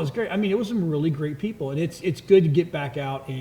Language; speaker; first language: English; native; English